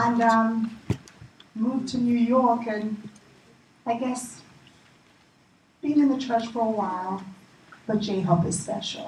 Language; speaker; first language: English; native; English